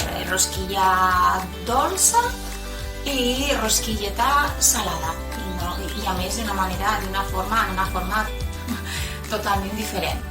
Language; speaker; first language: Catalan; non-native, local second language; Spanish